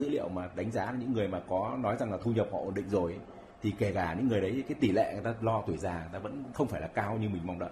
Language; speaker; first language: Vietnamese; native; Vietnamese